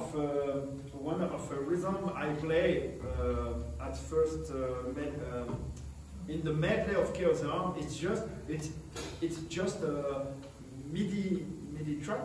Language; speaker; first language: English; non-native, learner; French